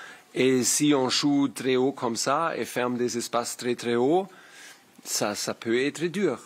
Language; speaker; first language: French; non-native, learner; German